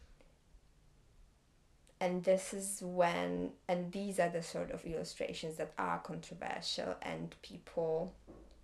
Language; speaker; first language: English; non-native, fluent; Polish